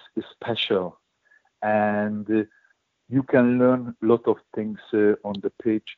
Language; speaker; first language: English; non-native, learner; Hungarian